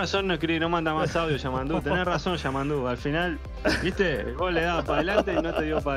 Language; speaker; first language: Spanish; native; Spanish